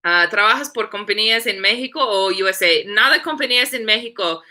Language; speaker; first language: Spanish; non-native, learner; English